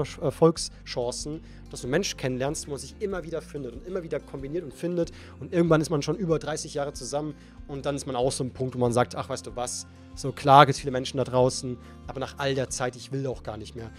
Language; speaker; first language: German; native; German